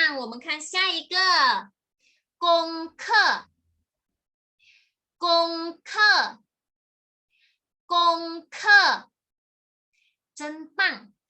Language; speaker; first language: Chinese; non-native, fluent; Thai